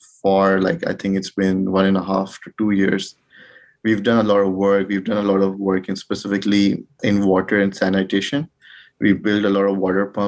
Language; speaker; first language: English; non-native, local second language; Urdu